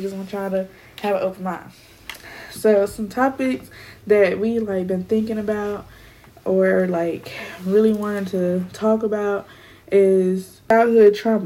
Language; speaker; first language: English; native; English